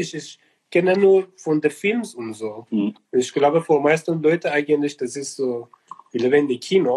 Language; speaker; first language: German; non-native, learner; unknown